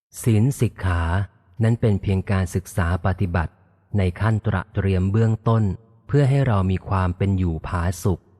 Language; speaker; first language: Thai; native; Thai